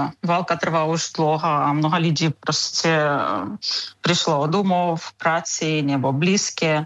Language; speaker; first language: Czech; non-native, learner; Ukrainian